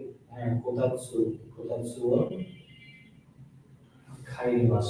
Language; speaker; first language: Japanese; non-native, learner; Bangla